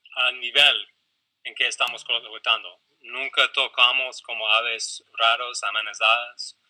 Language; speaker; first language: Spanish; non-native, fluent; English